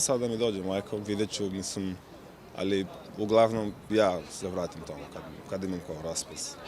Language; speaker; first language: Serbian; non-native, learner; Portuguese